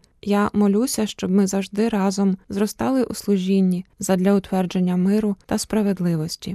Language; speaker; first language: Ukrainian; native; Ukrainian